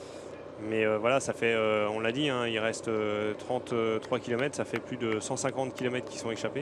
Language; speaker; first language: French; native; French